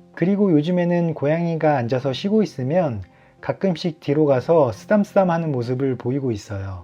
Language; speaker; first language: Korean; native; Korean